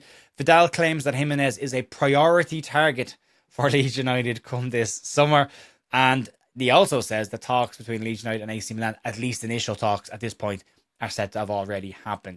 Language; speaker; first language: English; native; English